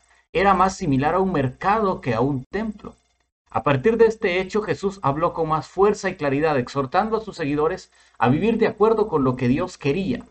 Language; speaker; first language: Spanish; native; Spanish